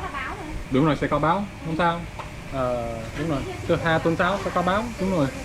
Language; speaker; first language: Vietnamese; non-native, learner; English